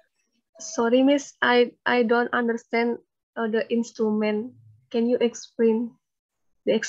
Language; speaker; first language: English; non-native, learner; Indonesian